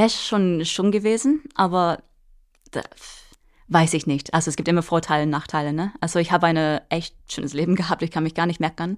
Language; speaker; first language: German; non-native, fluent; English